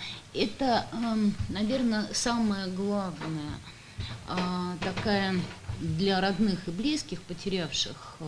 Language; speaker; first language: Russian; native; Russian